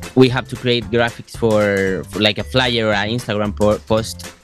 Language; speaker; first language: English; non-native, fluent; Spanish